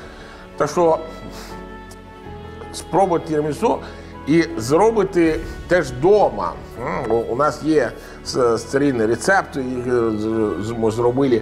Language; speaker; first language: Ukrainian; non-native, learner; Italian